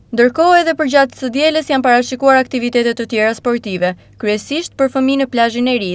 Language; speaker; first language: Albanian; native; Albanian